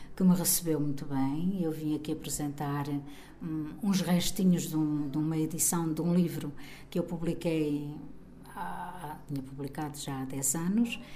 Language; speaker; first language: Portuguese; native; Portuguese